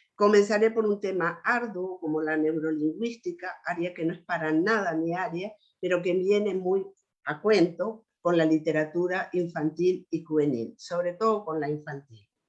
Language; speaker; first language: Spanish; native; Spanish